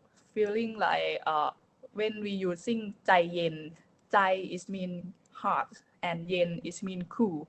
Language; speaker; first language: English; non-native, learner; Thai